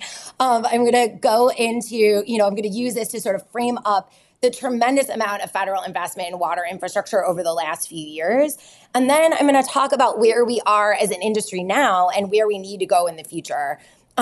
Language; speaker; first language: English; native; English